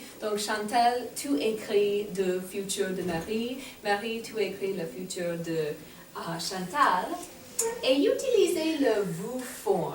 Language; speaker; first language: French; non-native, fluent; English